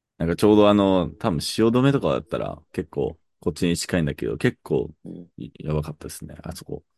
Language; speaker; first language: Japanese; non-native, fluent; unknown